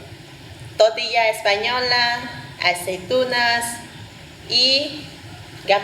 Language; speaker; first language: Spanish; non-native, fluent; Vietnamese